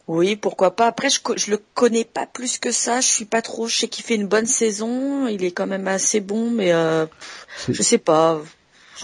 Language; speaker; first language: French; native; French